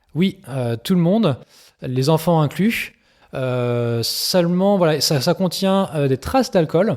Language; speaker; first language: French; native; French